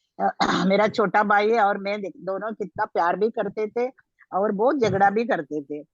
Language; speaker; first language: Hindi; non-native, local second language; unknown